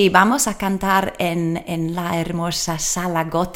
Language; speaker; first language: Spanish; non-native, learner; English